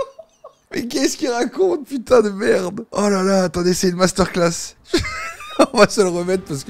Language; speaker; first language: French; native; French